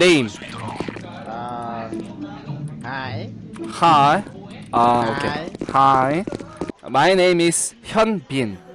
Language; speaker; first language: English; non-native, learner; Korean